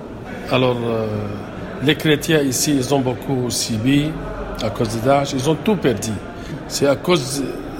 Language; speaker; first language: French; non-native, local second language; Arabic